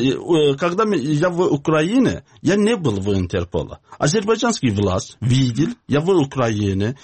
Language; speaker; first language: Russian; non-native, learner; Azerbaijani